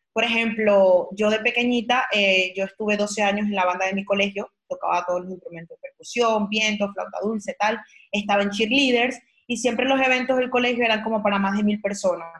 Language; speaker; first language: Spanish; native; Spanish